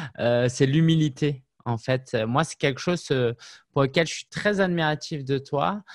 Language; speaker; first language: French; native; French